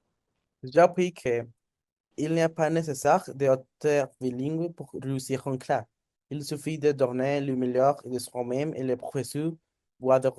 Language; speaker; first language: French; non-native, learner; Spanish